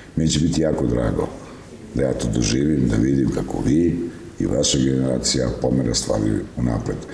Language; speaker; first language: Serbian; native; Serbian